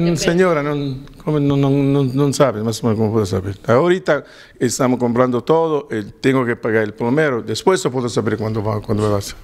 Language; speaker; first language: Spanish; non-native, learner; Italian